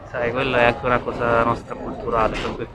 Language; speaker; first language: Italian; native; Italian